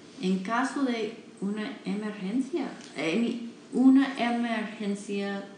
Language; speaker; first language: Spanish; non-native, learner; English